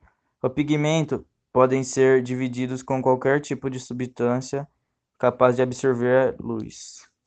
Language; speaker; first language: Portuguese; native; Portuguese